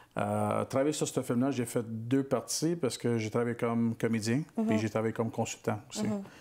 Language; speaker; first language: French; native; French